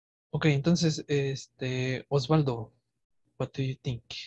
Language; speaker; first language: English; non-native, fluent; Spanish